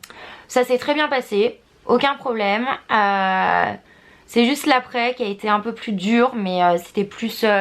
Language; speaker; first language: French; native; French